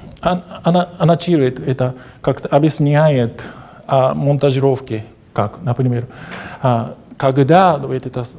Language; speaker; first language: Russian; non-native, fluent; Japanese